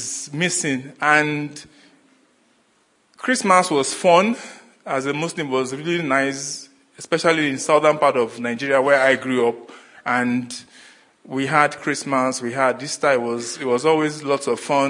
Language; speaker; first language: English; non-native, local second language; Yoruba